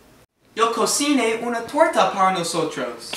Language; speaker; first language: Spanish; non-native, learner; English